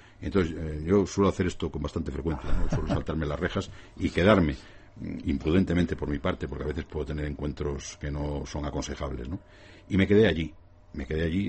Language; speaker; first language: Spanish; native; Spanish